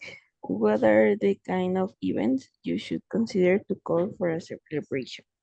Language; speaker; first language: English; non-native, fluent; Spanish